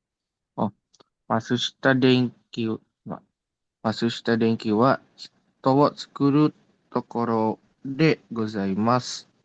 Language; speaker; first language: Japanese; non-native, learner; Indonesian